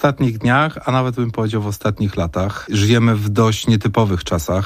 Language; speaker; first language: Polish; native; Polish